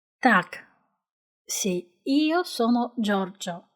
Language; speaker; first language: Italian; non-native, learner; Ukrainian